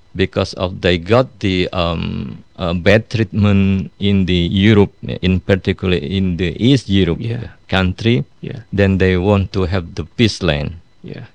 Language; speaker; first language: English; non-native, fluent; Indonesian